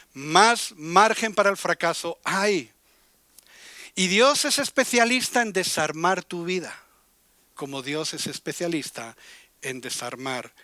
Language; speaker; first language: Spanish; native; Spanish